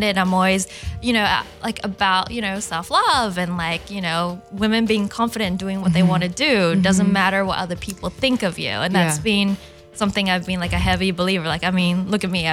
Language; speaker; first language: English; non-native, local second language; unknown